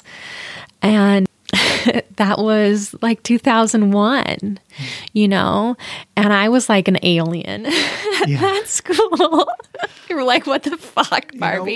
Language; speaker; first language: English; native; English